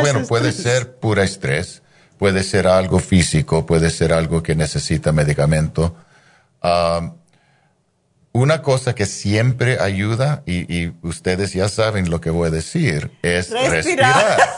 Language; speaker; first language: Spanish; non-native, fluent; English